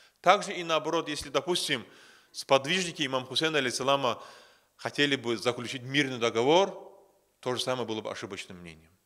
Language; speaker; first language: Russian; non-native, local second language; Azerbaijani